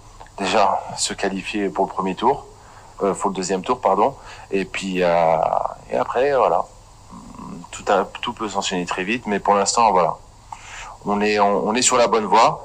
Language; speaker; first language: French; native; French